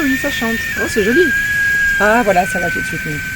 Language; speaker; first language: French; native; French